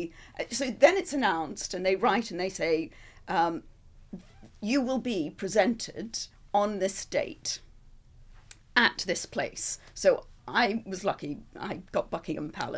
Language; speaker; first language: English; native; English